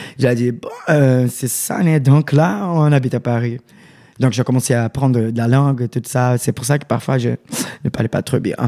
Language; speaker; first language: French; non-native, learner; Portuguese